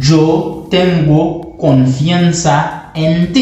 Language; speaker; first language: Spanish; non-native, learner; Haitian Creole